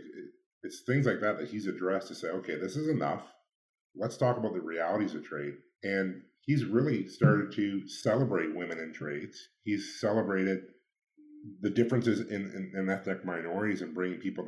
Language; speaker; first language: English; native; English